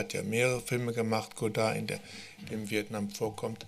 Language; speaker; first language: German; native; German